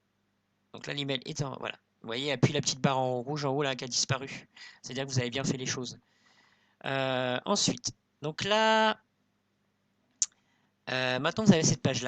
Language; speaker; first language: French; native; French